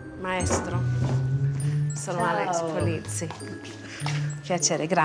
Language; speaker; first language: Italian; early bilingual, heritage; English